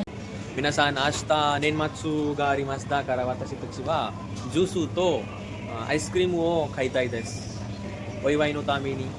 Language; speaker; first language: Japanese; non-native, learner; Marathi